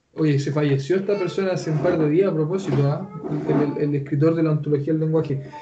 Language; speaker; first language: Spanish; native; Spanish